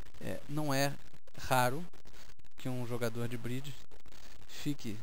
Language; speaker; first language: Portuguese; native; Portuguese